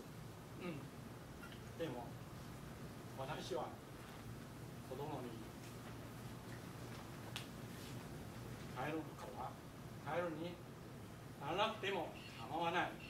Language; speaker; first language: Japanese; non-native, fluent; Chinese